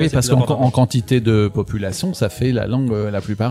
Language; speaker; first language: French; native; French